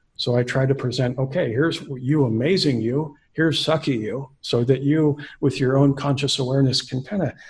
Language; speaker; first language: English; native; English